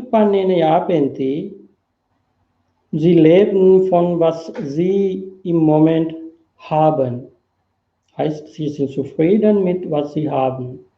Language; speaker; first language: German; non-native, fluent; Sinhala